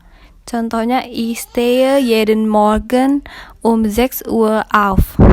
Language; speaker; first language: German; non-native, fluent; Indonesian